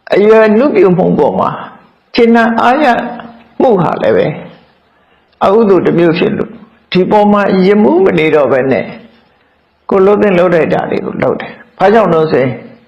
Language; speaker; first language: Burmese; native; Burmese